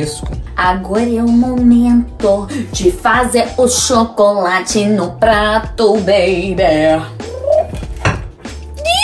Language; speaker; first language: Portuguese; non-native, fluent; English